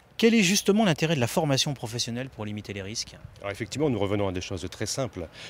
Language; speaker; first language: French; native; French